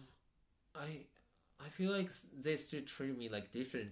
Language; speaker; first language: English; non-native, fluent; Japanese